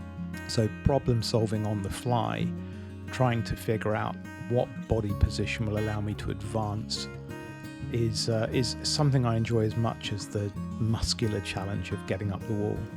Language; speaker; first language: English; native; English